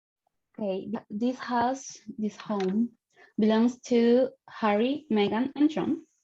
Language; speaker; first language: English; non-native, learner; Spanish